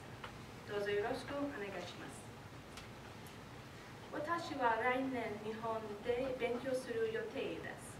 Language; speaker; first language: Japanese; non-native, learner; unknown